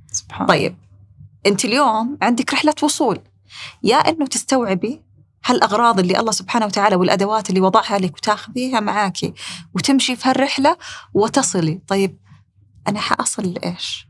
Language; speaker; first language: Arabic; native; Arabic